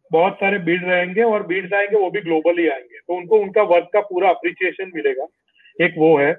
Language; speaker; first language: Hindi; non-native, local second language; Gujarati